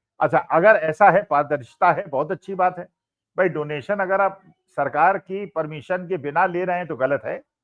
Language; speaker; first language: Hindi; native; Hindi